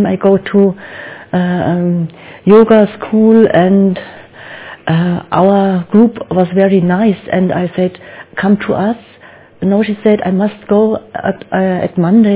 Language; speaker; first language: English; non-native, learner; German